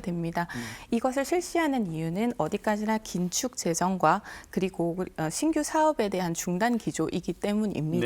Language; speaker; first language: Korean; native; Korean